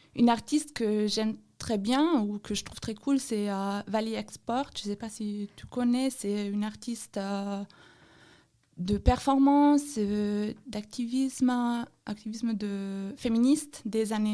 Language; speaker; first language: French; non-native, fluent; German